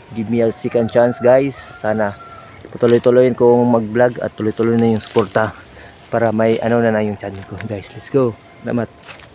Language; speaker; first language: Filipino; non-native, local second language; Cebuano